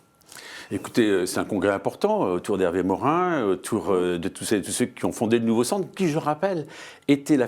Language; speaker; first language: French; native; French